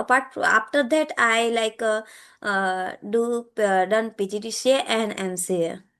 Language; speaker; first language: English; non-native, learner; Gujarati